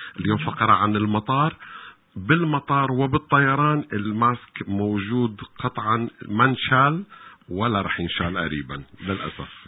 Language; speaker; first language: Arabic; native; Arabic